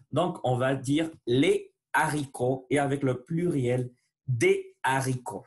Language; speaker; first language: French; non-native, learner; Spanish